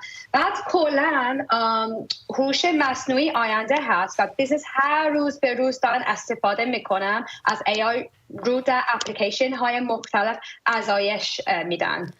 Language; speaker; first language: Persian; early bilingual, heritage; Persian